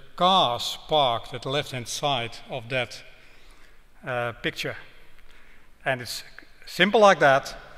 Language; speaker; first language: English; non-native, fluent; Dutch